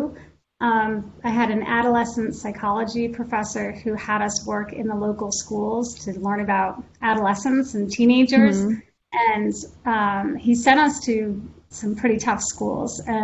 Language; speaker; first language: English; native; English